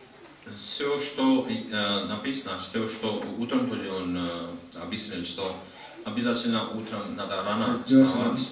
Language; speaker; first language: Russian; non-native, learner; Hindi